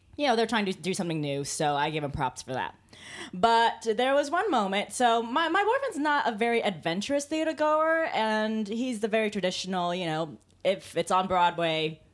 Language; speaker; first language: English; native; English